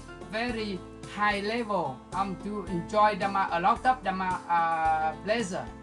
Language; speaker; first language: English; non-native, local second language; Vietnamese